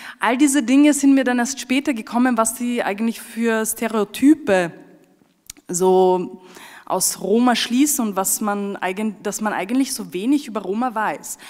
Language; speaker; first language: German; early bilingual, other home language; Romany